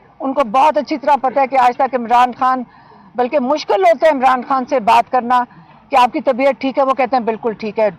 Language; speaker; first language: Urdu; native; Urdu